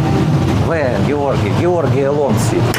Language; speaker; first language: English; non-native, learner; Russian